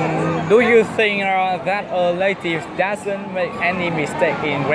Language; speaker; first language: English; non-native, learner; Vietnamese